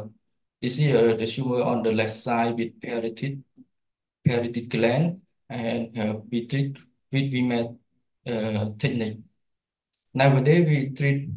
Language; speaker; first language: English; non-native, learner; Khmer